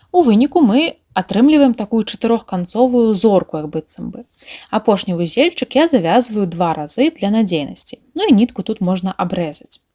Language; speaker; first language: Belarusian; native; Belarusian